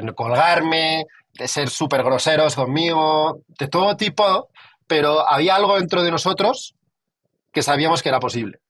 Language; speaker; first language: Spanish; native; Spanish